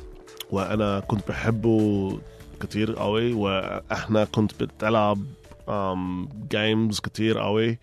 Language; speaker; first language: Arabic; early bilingual, heritage; Arabic